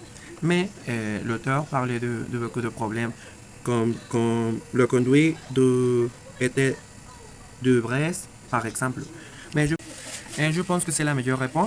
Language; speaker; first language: French; non-native, learner; Spanish